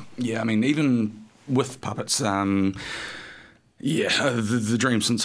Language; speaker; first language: English; native; English